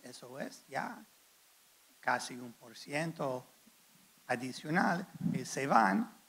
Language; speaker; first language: Spanish; non-native, fluent; English